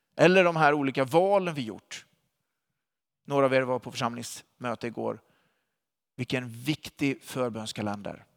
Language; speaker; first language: Swedish; native; Swedish